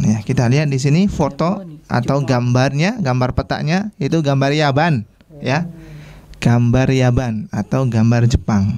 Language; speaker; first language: Indonesian; native; Indonesian